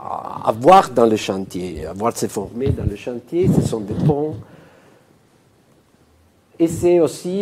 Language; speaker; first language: French; non-native, fluent; Italian